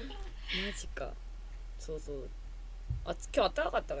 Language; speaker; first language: Japanese; native; Japanese